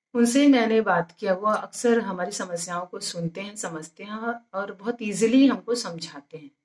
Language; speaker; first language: Hindi; native; Hindi